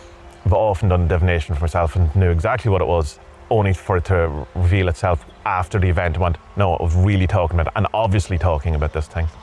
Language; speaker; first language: English; native; English